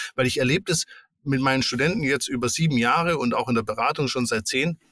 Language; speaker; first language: German; native; German